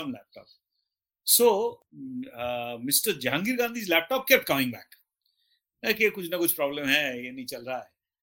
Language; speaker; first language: English; non-native, local second language; Bangla